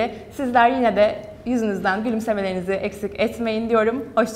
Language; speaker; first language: Turkish; native; Turkish